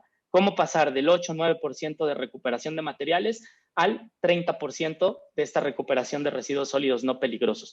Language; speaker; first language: Spanish; native; Spanish